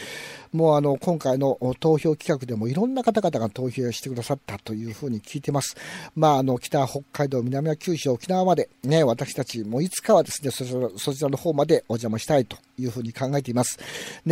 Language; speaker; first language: Japanese; native; Japanese